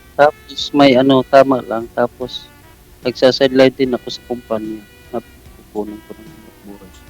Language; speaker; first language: Filipino; non-native, local second language; Cebuano